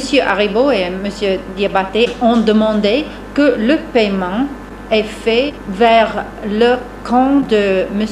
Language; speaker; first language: French; non-native, fluent; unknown